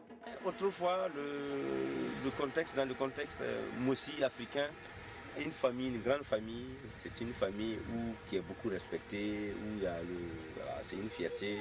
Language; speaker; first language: French; non-native, local second language; Mossi